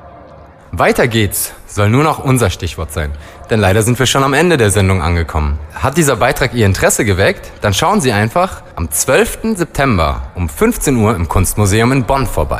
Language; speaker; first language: German; native; German